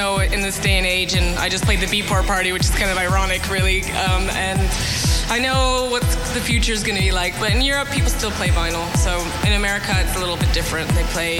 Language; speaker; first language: English; native; English